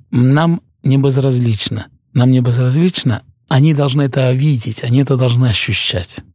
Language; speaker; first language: Russian; early bilingual, heritage; Russian